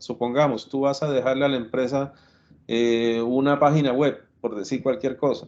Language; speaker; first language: Spanish; native; Spanish